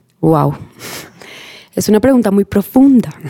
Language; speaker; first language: Spanish; native; Spanish